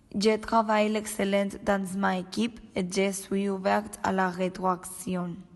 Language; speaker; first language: French; non-native, learner; Spanish